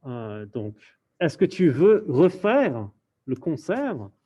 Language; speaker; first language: French; non-native, fluent; English